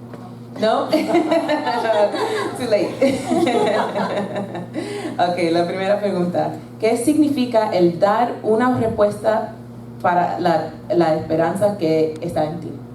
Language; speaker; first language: Spanish; early bilingual, heritage; Spanish